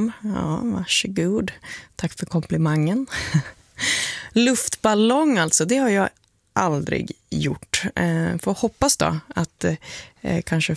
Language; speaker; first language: Swedish; native; Swedish